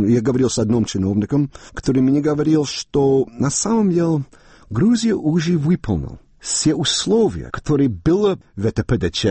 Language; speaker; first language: Russian; non-native, fluent; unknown